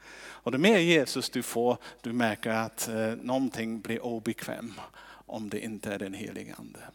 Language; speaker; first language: Swedish; non-native, fluent; English